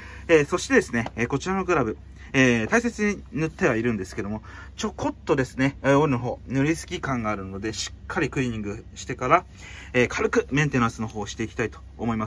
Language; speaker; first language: Japanese; native; Japanese